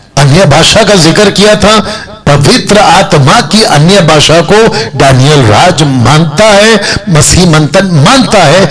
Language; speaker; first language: Hindi; non-native, local second language; Telugu